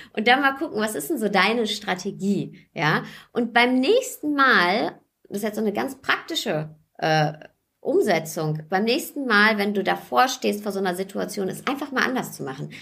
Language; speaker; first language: German; early bilingual, other home language; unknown